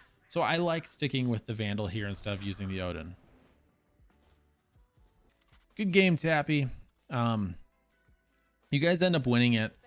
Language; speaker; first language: English; native; English